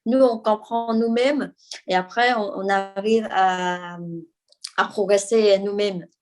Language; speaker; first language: French; non-native, fluent; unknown